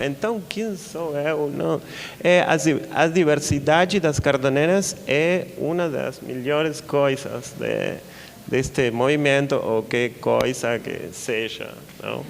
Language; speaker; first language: Portuguese; non-native, learner; Spanish